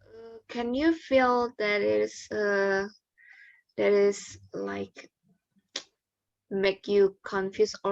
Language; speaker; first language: English; non-native, learner; Indonesian